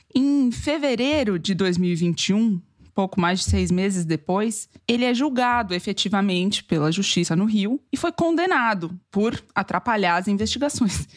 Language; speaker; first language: Portuguese; native; Portuguese